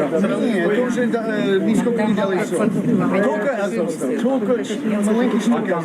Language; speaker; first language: Russian; non-native, learner; English